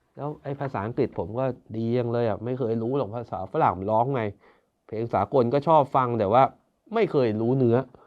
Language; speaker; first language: Thai; native; Thai